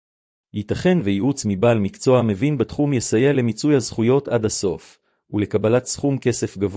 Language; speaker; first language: Hebrew; native; Hebrew